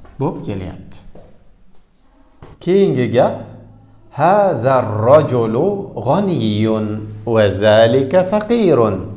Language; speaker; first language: Arabic; non-native, fluent; Uzbek